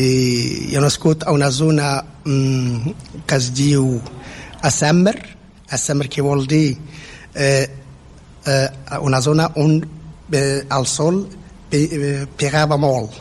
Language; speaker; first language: Catalan; non-native, fluent; Berber languages